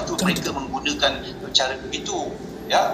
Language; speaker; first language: Indonesian; non-native, local second language; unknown